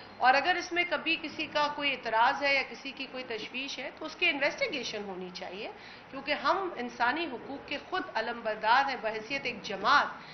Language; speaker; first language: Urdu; non-native, local second language; Sindhi